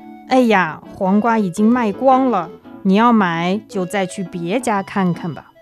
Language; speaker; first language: Chinese; native; Chinese